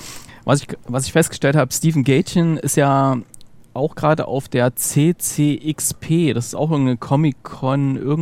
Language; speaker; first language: German; native; German